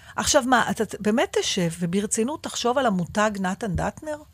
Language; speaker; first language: Hebrew; native; Hebrew